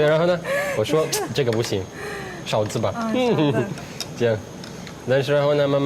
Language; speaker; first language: Chinese; non-native, learner; Arabic